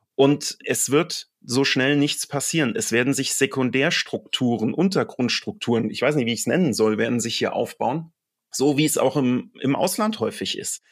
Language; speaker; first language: German; native; German